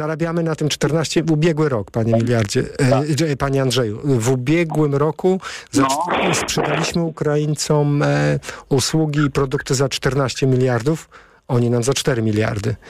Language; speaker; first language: Polish; native; Polish